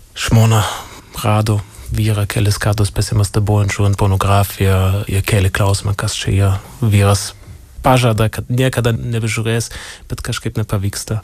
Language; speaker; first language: Lithuanian; non-native, fluent; German